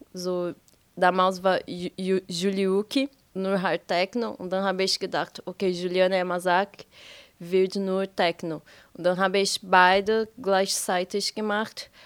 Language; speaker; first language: German; non-native, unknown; Portuguese